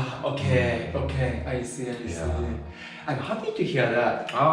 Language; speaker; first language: English; non-native, learner; Japanese